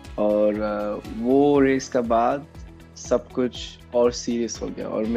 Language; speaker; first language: Hindi; non-native, local second language; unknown